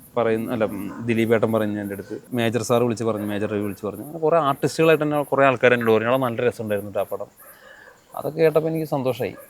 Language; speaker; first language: Malayalam; native; Malayalam